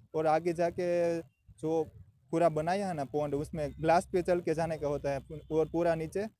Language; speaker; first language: Hindi; non-native, local second language; Gujarati